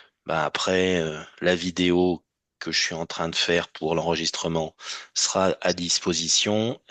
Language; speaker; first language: French; native; French